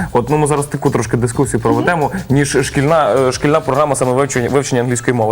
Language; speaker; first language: Ukrainian; native; Ukrainian